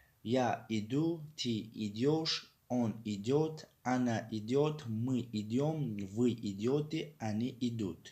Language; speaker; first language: Russian; non-native, fluent; Tajik